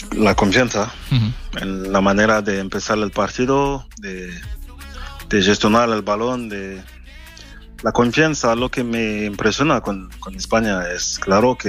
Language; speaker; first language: Spanish; non-native, fluent; French